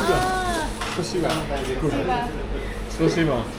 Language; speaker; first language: Russian; non-native, learner; German